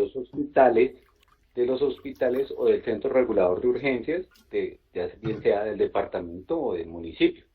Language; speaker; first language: Spanish; native; Spanish